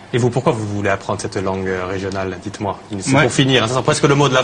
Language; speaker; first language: French; native; French